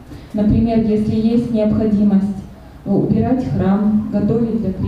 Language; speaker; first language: Russian; native; Russian